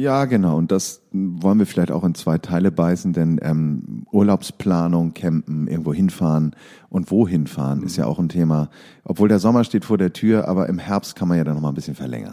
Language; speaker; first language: German; native; German